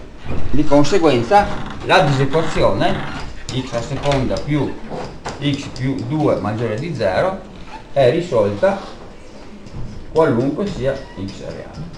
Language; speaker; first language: Italian; native; Italian